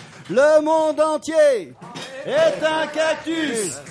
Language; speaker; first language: French; native; French